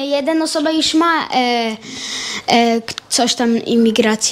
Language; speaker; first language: Polish; early bilingual, heritage; Polish